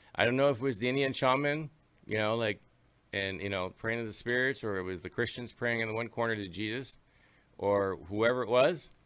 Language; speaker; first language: English; early bilingual, other home language; French